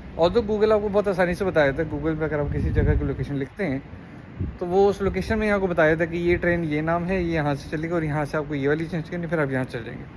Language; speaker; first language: Hindi; native; Hindi